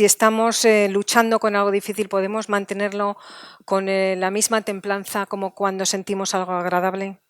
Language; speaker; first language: Spanish; native; Spanish